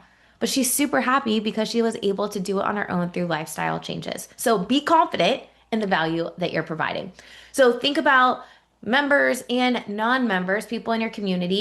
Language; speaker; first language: English; native; English